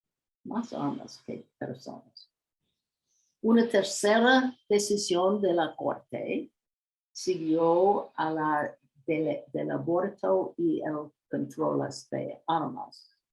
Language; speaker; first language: Spanish; non-native, learner; English